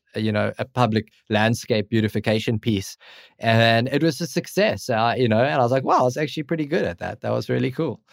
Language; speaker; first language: English; native; English